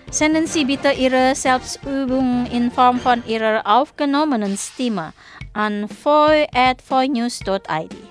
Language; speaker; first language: German; non-native, fluent; Indonesian